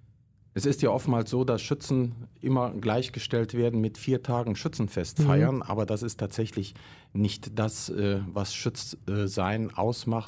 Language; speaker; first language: German; native; German